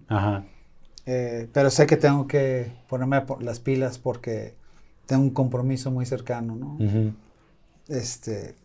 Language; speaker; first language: Spanish; native; Spanish